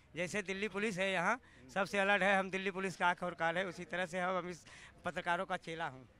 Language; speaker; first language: Hindi; native; Hindi